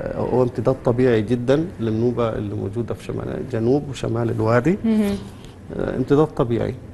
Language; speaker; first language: Egyptian Arabic; non-native, local second language; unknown